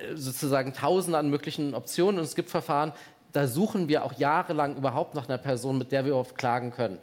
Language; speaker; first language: German; native; German